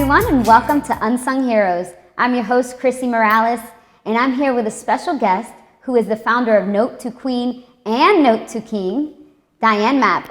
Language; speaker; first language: English; native; English